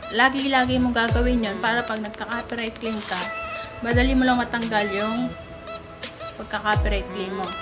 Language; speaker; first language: Filipino; non-native, local second language; Pampanga